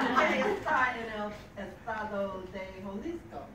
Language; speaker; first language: Spanish; non-native, learner; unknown